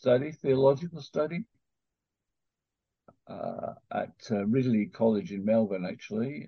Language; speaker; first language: English; native; English